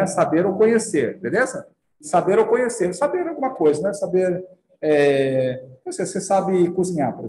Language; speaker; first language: Portuguese; native; Portuguese